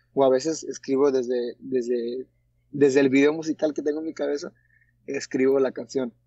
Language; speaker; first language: Spanish; early bilingual, heritage; Spanish